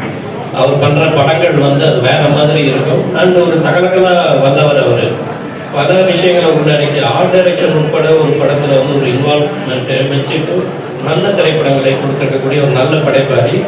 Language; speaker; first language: Tamil; native; Tamil